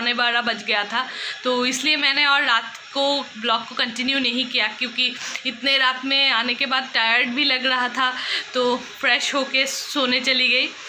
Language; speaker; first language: Hindi; non-native, local second language; Bangla